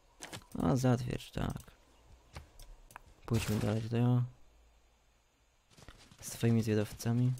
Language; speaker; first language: Polish; early bilingual, heritage; Polish